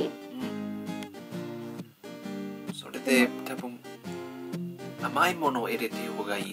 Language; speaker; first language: Japanese; non-native, learner; English